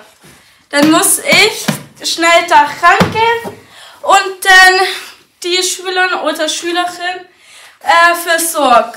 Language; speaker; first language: German; non-native, learner; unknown